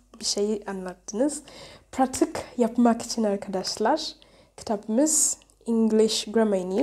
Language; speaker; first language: Turkish; non-native, learner; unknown